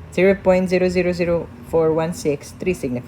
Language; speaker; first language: English; non-native, local second language; Cebuano